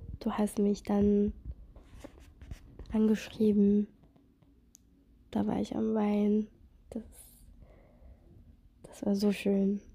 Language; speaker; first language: German; non-native, fluent; Russian